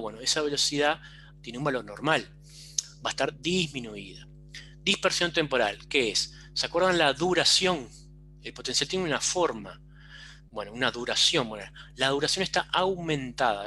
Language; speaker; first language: Spanish; native; Spanish